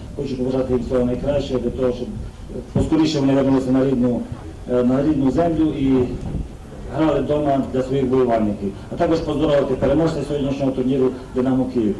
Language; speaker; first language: Ukrainian; native; Ukrainian